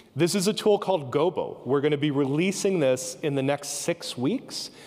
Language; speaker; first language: English; native; English